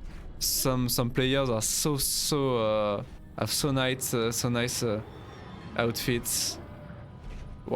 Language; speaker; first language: English; non-native, learner; French